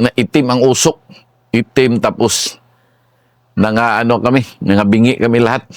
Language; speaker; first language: Filipino; non-native, local second language; Cebuano